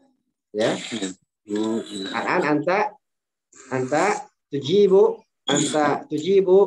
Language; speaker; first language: Arabic; non-native, fluent; Indonesian